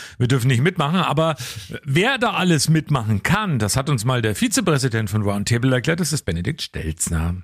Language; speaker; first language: German; native; German